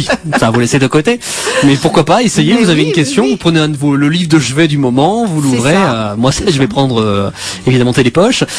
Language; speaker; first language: French; native; French